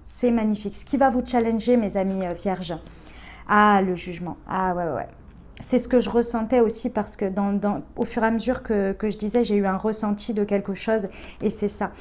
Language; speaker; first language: French; native; French